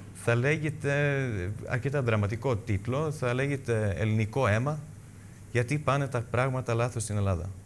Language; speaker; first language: Greek; early bilingual, heritage; Greek